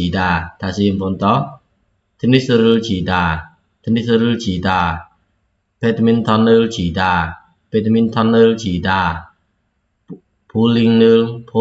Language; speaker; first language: Korean; non-native, fluent; Khmer